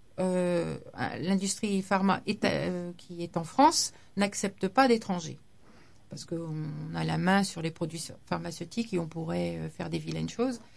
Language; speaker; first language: French; non-native, fluent; English